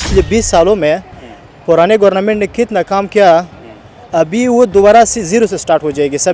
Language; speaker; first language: Hindi; non-native, fluent; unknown